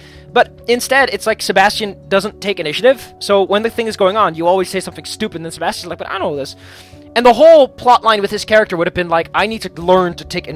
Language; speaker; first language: English; non-native, fluent; Dutch